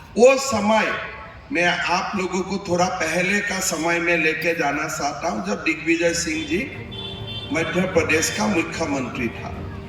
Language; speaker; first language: Hindi; non-native, local second language; Assamese